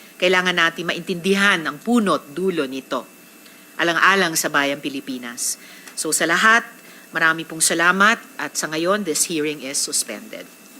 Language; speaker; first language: Filipino; native; Filipino